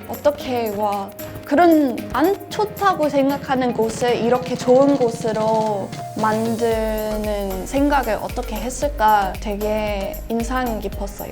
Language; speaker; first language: Korean; non-native, fluent; English